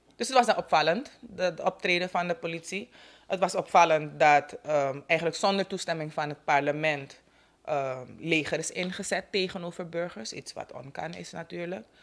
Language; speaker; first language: Dutch; native; Dutch